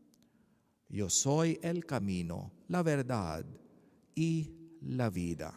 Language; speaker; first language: Spanish; non-native, learner; Filipino